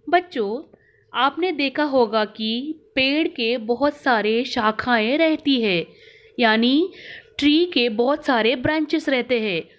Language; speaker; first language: Hindi; non-native, local second language; Kannada